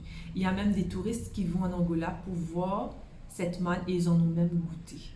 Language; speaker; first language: French; native; French